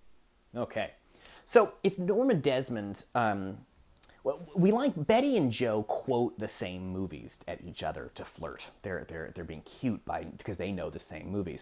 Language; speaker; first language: English; native; English